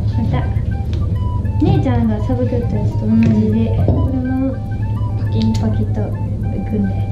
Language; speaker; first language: Japanese; native; Japanese